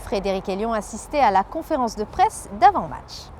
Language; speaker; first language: French; native; French